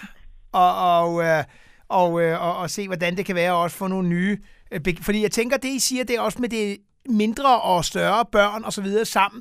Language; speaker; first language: Danish; native; Danish